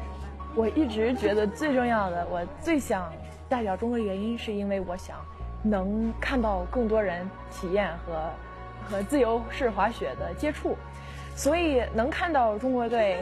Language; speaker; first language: Chinese; early bilingual, heritage; Chinese